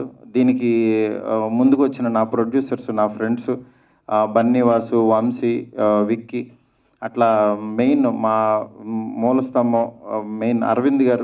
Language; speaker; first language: Telugu; native; Telugu